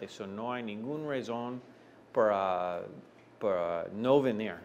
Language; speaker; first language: Spanish; non-native, fluent; English